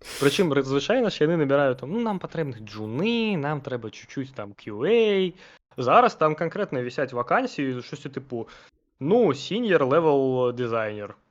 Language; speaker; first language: Belarusian; non-native, local second language; Russian